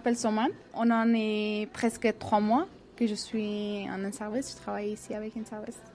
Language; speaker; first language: French; non-native, learner; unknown